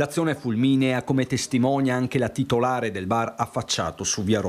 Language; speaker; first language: Italian; native; Italian